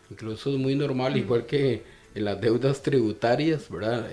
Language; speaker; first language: Spanish; native; Spanish